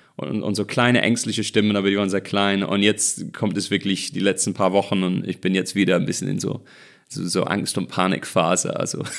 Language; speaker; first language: German; non-native, fluent; English